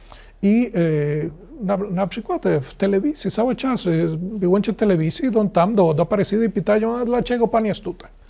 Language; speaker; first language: Polish; non-native, learner; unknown